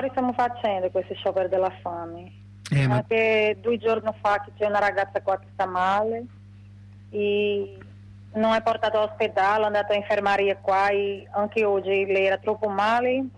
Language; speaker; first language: Italian; non-native, learner; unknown